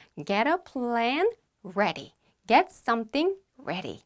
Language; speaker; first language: English; non-native, fluent; Korean